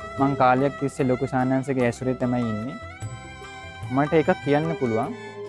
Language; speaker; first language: Sinhala; non-native, fluent; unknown